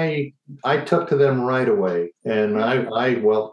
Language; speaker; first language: English; native; English